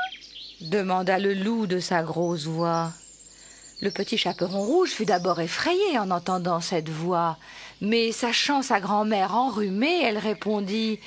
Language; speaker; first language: French; native; French